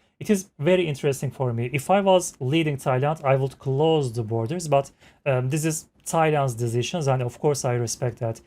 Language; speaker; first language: English; non-native, fluent; Turkish